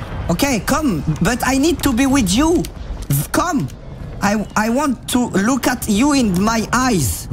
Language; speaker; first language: English; non-native, learner; French